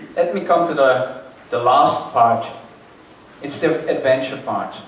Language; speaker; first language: English; non-native, fluent; Dutch